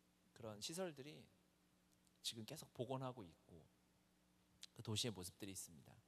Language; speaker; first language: Korean; native; Korean